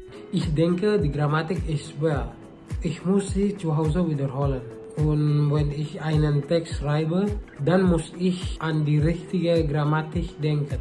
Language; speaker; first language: German; non-native, learner; Indonesian